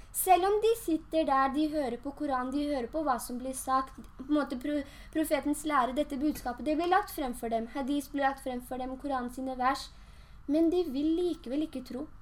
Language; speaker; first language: Norwegian; early bilingual, other home language; Urdu